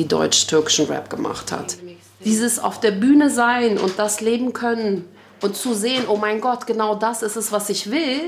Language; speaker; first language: German; native; German